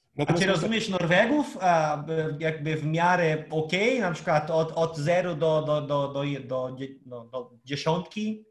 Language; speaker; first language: Polish; non-native, fluent; Portuguese